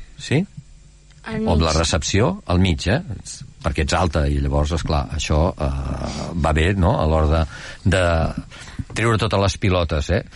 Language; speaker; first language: Catalan; native; Catalan